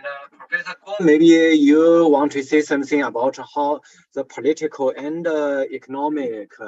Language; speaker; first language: English; non-native, fluent; Chinese